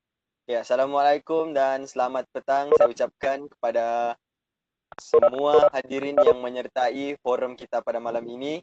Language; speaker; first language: Malay; native; Malay